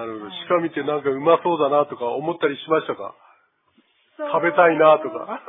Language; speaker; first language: Japanese; native; Japanese